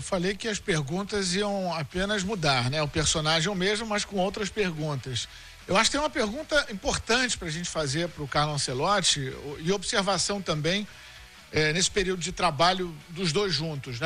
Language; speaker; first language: Portuguese; native; Portuguese